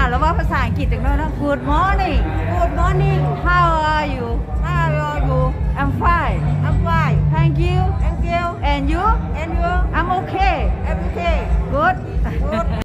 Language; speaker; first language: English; non-native, learner; Thai